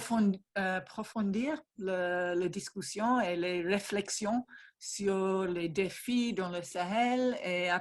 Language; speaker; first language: French; non-native, fluent; English